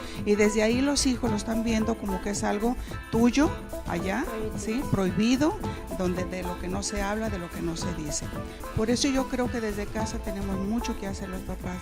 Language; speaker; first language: Spanish; native; Spanish